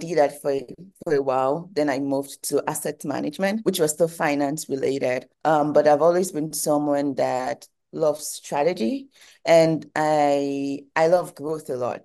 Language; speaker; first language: English; non-native, local second language; Yoruba